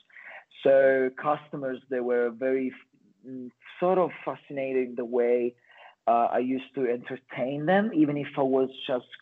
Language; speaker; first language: English; non-native, fluent; Italian